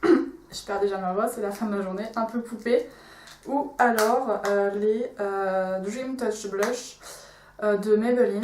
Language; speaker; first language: French; native; French